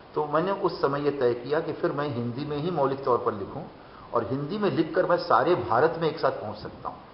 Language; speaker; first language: Hindi; non-native, local second language; Bangla